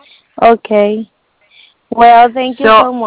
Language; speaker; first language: English; non-native, learner; Spanish